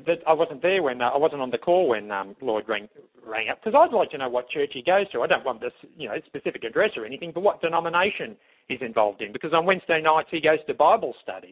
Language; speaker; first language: English; native; English